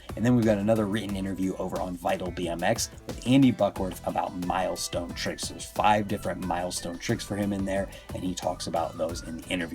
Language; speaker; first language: English; native; English